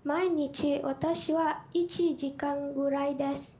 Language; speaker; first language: Japanese; non-native, learner; Malay